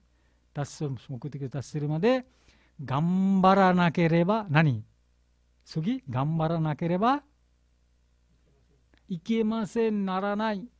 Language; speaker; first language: Japanese; non-native, learner; Bangla